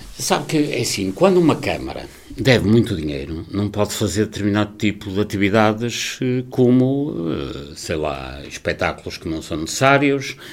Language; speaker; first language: Portuguese; native; Portuguese